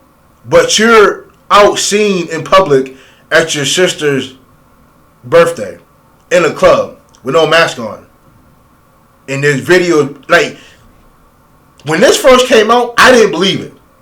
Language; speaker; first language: English; native; English